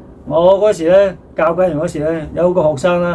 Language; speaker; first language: Cantonese; native; Cantonese